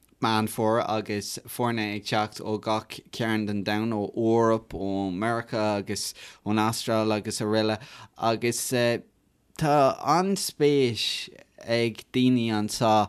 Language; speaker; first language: Irish; native; Irish